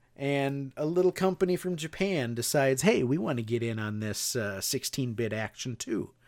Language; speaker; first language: English; native; English